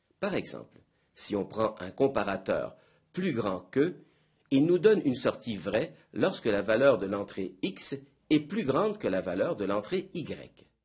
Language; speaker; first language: French; native; French